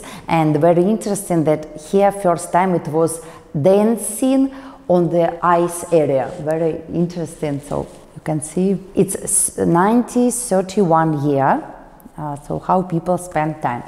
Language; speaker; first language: English; non-native, fluent; Russian